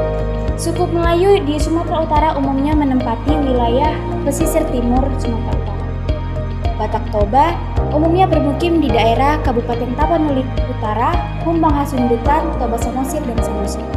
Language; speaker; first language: Indonesian; native; Indonesian